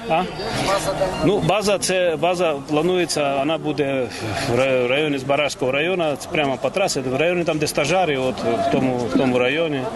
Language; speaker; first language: Ukrainian; non-native, fluent; Georgian